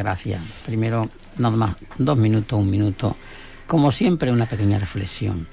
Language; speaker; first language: Spanish; native; Spanish